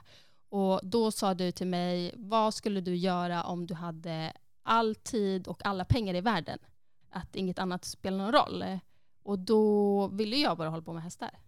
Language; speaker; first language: Swedish; native; Swedish